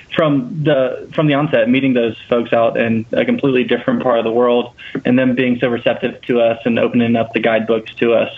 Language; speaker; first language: English; native; English